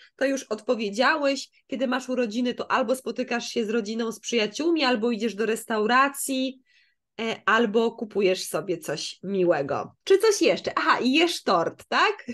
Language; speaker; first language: Polish; native; Polish